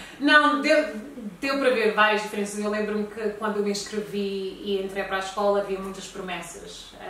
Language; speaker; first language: Portuguese; native; Portuguese